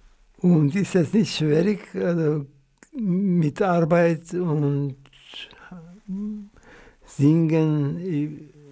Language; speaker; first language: German; non-native, fluent; Kurdish